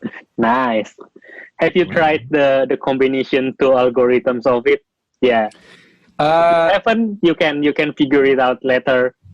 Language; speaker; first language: English; non-native, fluent; Indonesian